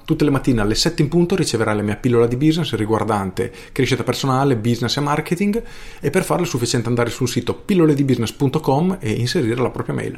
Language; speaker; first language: Italian; native; Italian